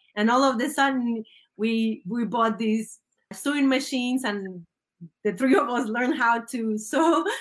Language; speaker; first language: English; early bilingual, other home language; Spanish